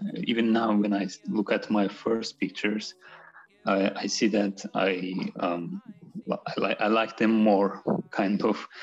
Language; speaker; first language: English; non-native, fluent; Azerbaijani